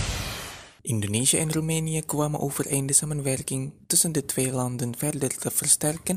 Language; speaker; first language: Dutch; non-native, fluent; Indonesian